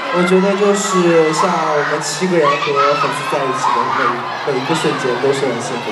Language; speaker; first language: Chinese; native; Chinese